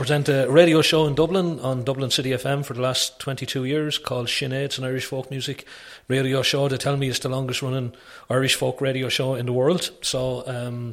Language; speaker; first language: English; native; English